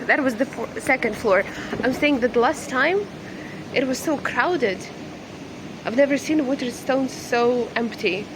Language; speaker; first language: English; non-native, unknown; Ukrainian